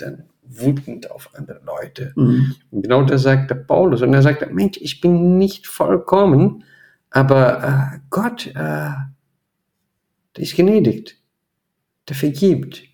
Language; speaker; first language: German; non-native, fluent; Portuguese